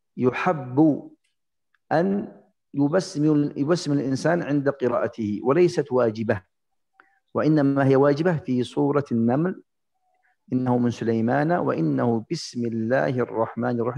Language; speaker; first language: Arabic; native; Arabic